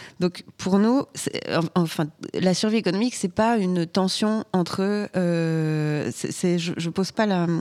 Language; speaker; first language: French; native; French